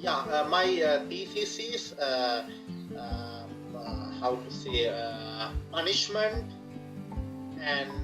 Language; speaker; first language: English; non-native, learner; Sinhala